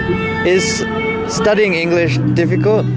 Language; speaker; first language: English; non-native, fluent; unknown